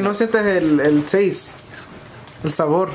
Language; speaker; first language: Spanish; early bilingual, heritage; Spanish